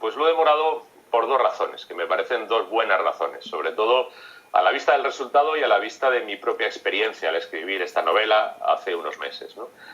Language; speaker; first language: Spanish; native; Spanish